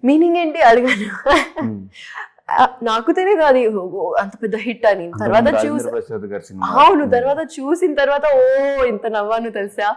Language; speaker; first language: Telugu; non-native, local second language; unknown